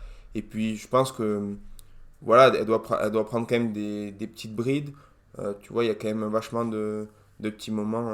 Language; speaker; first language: French; native; French